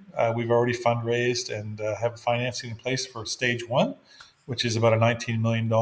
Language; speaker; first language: English; native; English